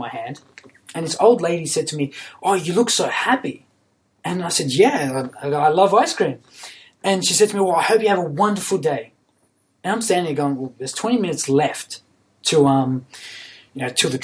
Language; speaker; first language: English; native; English